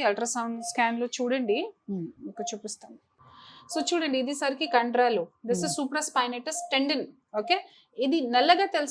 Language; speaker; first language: Telugu; non-native, fluent; Hindi